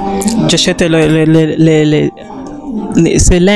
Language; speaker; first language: French; non-native, learner; Rundi